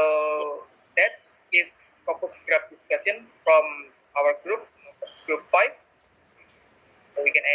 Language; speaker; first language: English; non-native, learner; Indonesian